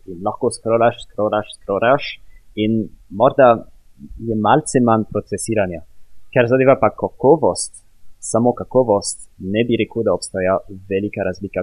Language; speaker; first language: Slovenian; non-native, fluent; French